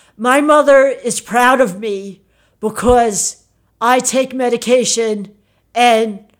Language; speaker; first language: English; early bilingual, other home language; Italian